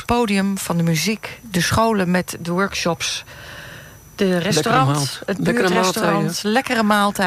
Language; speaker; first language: Dutch; native; Dutch